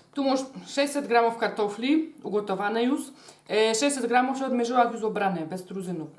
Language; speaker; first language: Polish; native; Polish